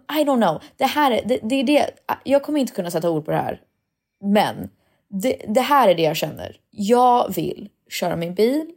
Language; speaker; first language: Swedish; early bilingual, heritage; Swedish